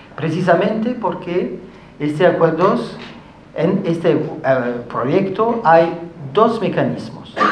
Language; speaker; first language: Spanish; non-native, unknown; French